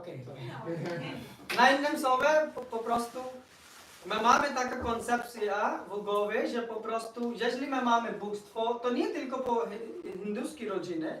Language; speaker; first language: Polish; non-native, learner; Hindi